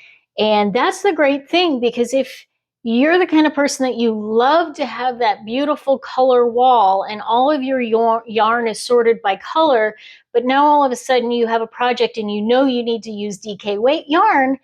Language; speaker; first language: English; native; English